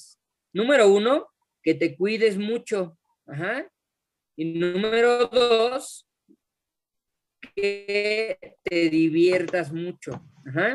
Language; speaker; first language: Spanish; native; Spanish